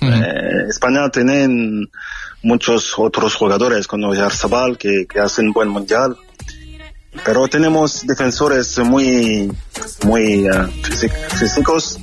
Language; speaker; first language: Spanish; non-native, fluent; French